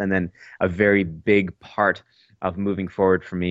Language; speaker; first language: English; native; English